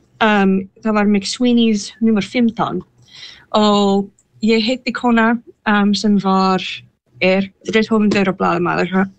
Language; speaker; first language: Icelandic; non-native, fluent; English